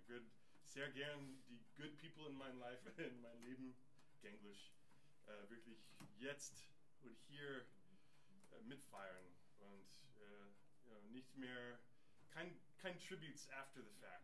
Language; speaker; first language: German; non-native, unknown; English